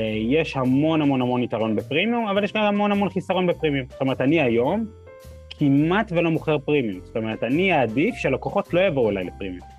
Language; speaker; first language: Hebrew; native; Hebrew